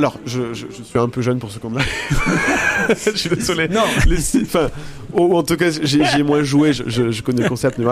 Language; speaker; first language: French; native; French